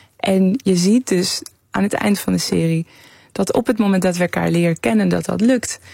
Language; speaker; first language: Dutch; early bilingual, other home language; Persian